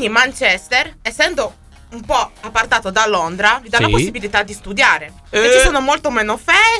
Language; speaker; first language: Italian; native; Italian